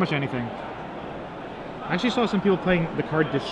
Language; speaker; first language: English; native; English